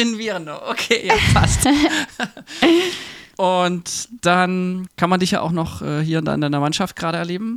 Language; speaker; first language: German; native; German